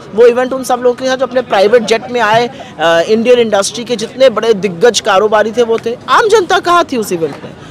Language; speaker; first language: Hindi; native; Hindi